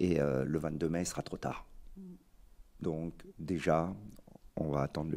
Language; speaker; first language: French; native; French